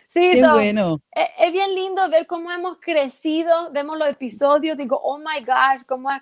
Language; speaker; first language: Spanish; early bilingual, heritage; Spanish